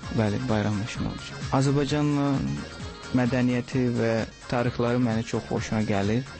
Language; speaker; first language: Azerbaijani; non-native, learner; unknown